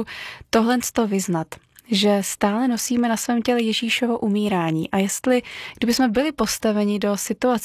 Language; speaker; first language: Czech; native; Czech